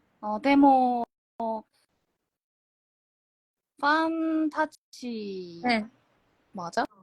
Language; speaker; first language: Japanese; non-native, learner; Korean